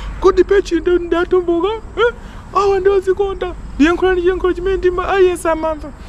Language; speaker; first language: Nyanja; non-native, local second language; Tumbuka